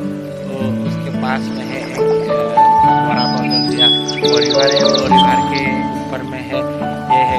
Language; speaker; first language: Hindi; non-native, local second language; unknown